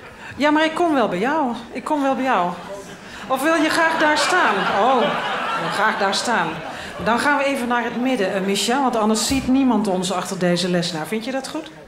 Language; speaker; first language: Dutch; native; Dutch